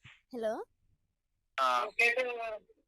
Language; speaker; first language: Hindi; non-native, local second language; Telugu